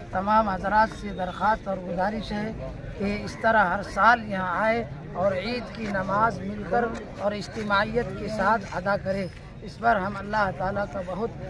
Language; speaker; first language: Urdu; native; Urdu